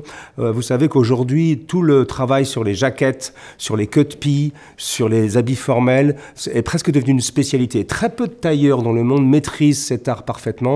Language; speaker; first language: French; native; French